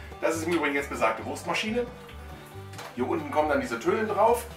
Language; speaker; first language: German; native; German